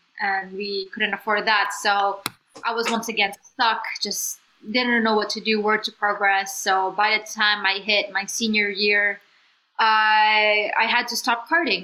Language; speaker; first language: English; non-native, local second language; Filipino